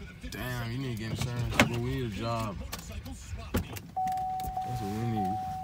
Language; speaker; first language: English; early bilingual, other home language; Spanish